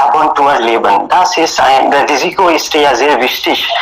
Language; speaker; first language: German; non-native, learner; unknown